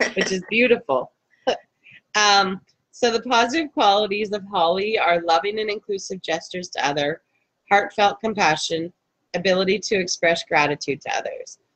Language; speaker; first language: English; native; English